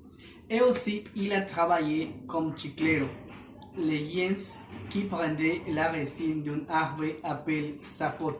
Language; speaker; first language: French; non-native, learner; Spanish